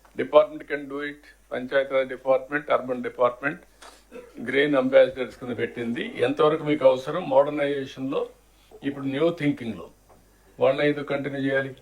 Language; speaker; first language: Telugu; native; Telugu